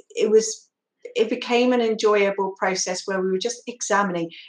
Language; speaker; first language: English; native; English